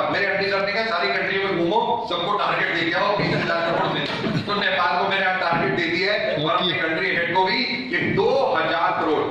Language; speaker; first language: Hindi; native; Hindi